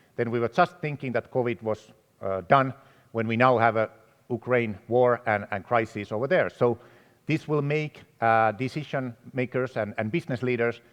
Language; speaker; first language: English; non-native, fluent; Finnish